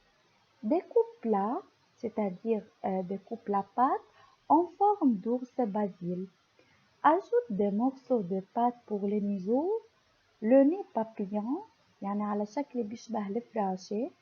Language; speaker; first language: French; non-native, local second language; Arabic